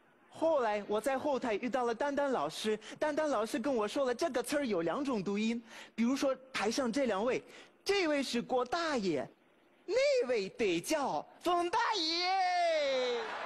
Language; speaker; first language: Chinese; non-native, fluent; Russian